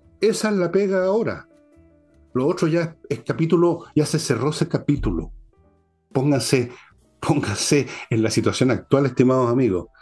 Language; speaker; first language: Spanish; native; Spanish